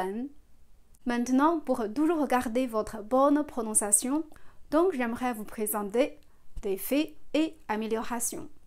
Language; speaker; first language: French; non-native, fluent; Chinese